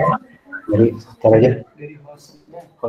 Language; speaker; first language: Indonesian; native; Indonesian